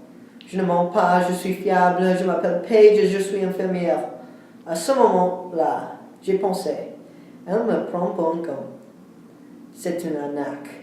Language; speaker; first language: French; non-native, learner; English